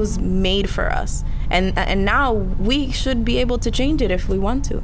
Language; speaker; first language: English; early bilingual, other home language; Spanish